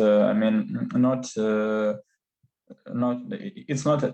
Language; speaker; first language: English; non-native, learner; Russian